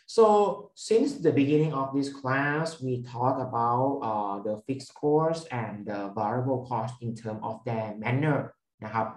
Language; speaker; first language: English; non-native, fluent; Thai